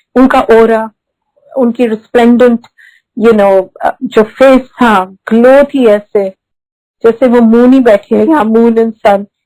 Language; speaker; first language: Hindi; early bilingual, heritage; Hindi